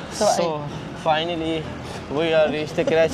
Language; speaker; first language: English; non-native, learner; Urdu